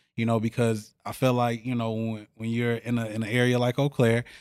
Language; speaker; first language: English; native; English